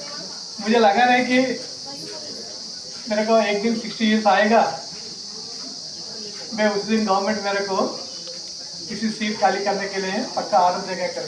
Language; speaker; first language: Hindi; non-native, local second language; Telugu